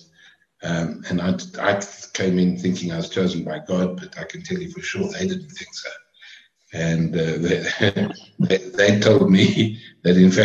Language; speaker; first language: English; native; English